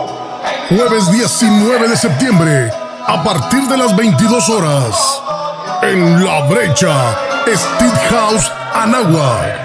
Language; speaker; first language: Spanish; native; Spanish